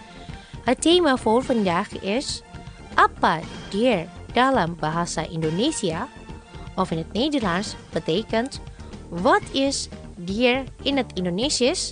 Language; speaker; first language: Dutch; non-native, fluent; Indonesian